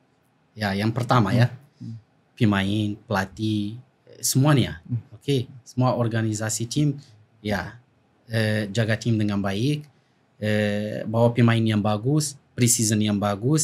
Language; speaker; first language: Indonesian; non-native, fluent; Arabic